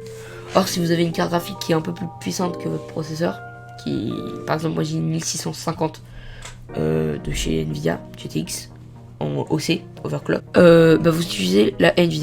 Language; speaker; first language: French; native; French